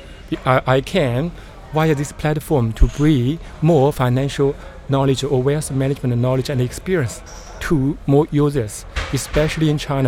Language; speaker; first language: English; non-native, learner; Chinese